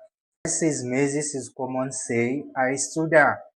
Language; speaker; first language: Portuguese; non-native, learner; Haitian Creole